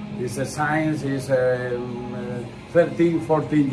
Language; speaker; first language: English; non-native, learner; Spanish